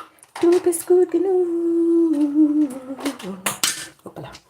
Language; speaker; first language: German; non-native, learner; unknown